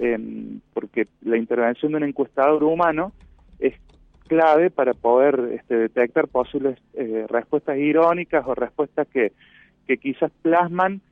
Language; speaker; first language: Spanish; native; Spanish